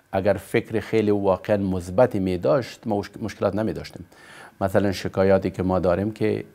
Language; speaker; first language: Persian; native; Persian